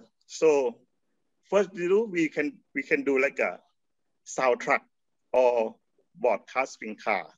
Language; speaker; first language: English; non-native, learner; Thai